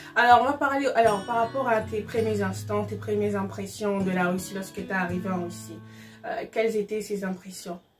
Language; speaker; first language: French; non-native, local second language; Lingala